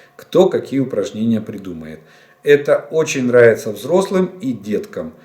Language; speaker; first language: Russian; native; Russian